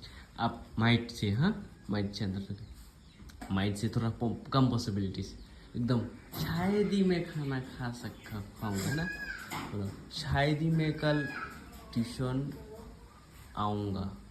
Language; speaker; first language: Hindi; native; Hindi